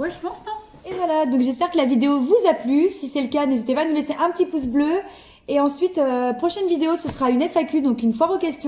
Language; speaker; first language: French; native; French